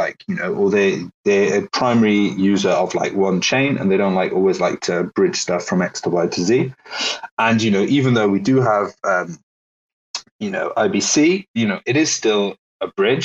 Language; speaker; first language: English; native; English